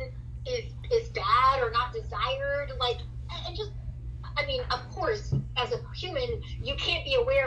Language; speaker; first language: English; early bilingual, other home language; Spanish